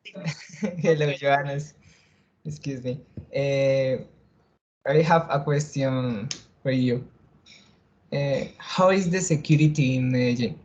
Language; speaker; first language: English; non-native, learner; Spanish